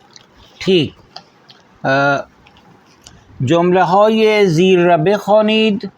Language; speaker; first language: Persian; non-native, fluent; Urdu